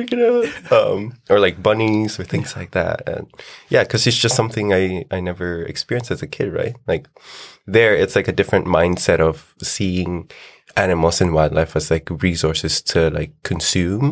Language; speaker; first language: English; non-native, local second language; Filipino